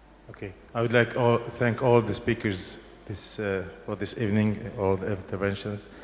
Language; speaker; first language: English; non-native, fluent; Arabic